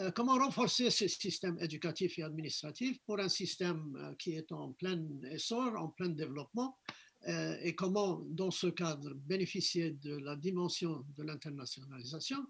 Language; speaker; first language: French; non-native, local second language; Arabic